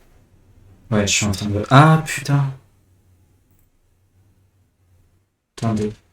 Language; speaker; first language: French; native; French